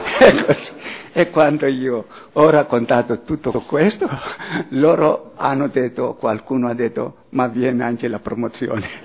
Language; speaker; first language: Italian; non-native, fluent; Greek